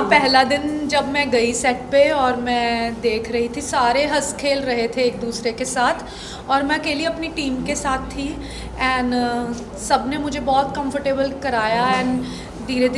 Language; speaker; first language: Hindi; non-native, local second language; Punjabi